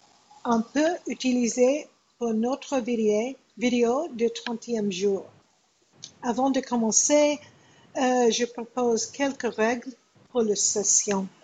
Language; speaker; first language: French; non-native, learner; English